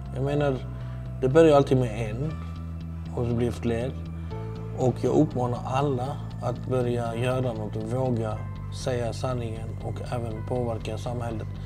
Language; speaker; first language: Swedish; early bilingual, other home language; Arabic